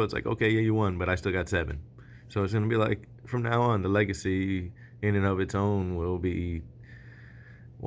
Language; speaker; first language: English; native; English